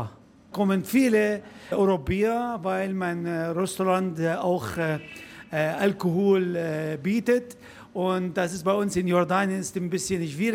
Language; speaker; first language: German; non-native, fluent; Arabic